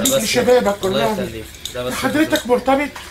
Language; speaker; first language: Arabic; native; Arabic